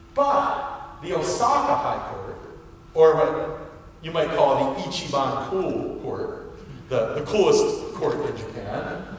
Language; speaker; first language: English; native; English